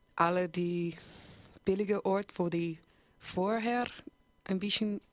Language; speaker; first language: German; non-native, learner; English